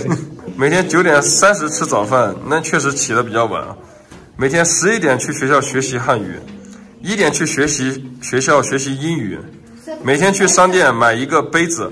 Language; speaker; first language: Chinese; native; Chinese